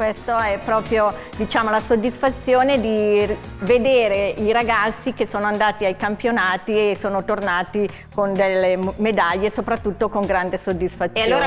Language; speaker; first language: Italian; native; Italian